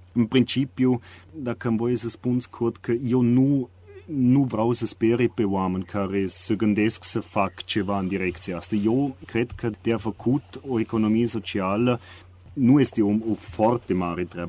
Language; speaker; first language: Romanian; non-native, fluent; German